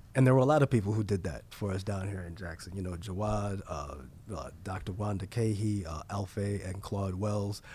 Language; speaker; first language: English; native; English